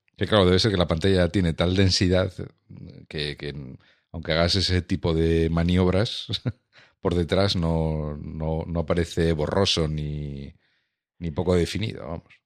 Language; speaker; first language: Spanish; native; Spanish